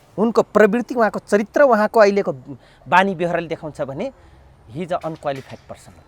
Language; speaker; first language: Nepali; non-native, local second language; Dangaura Tharu